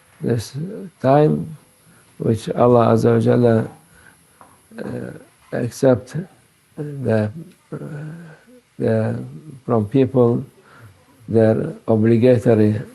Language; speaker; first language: English; non-native, learner; Turkish